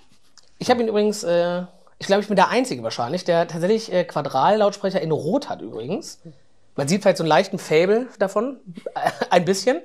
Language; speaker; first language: German; native; German